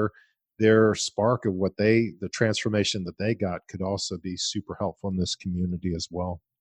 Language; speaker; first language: English; native; English